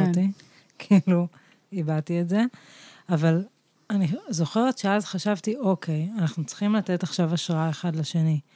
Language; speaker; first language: Hebrew; native; Hebrew